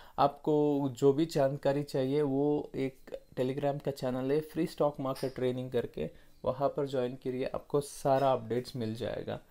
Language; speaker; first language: Hindi; non-native, local second language; Kannada